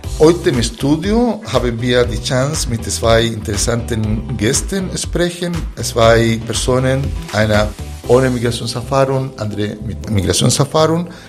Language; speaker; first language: German; non-native, fluent; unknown